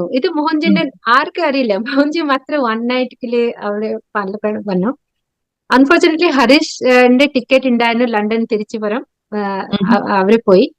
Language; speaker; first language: Malayalam; non-native, local second language; Odia